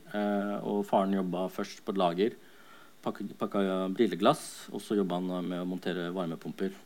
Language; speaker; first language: Norwegian; early bilingual, other home language; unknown